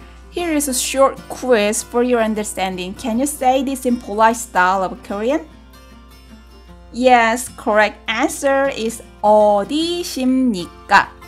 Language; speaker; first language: English; non-native, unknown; Korean